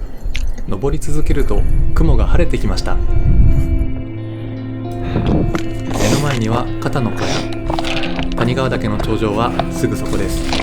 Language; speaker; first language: Japanese; native; Japanese